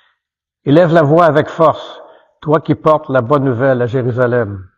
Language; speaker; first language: French; native; French